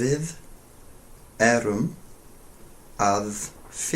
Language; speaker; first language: Icelandic; non-native, learner; English